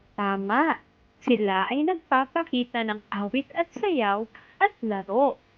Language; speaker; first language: Filipino; native; Filipino